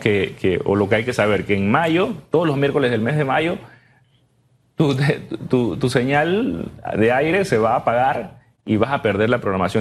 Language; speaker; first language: Spanish; native; Spanish